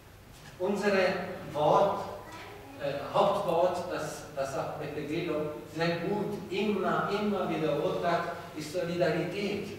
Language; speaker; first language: German; non-native, fluent; Italian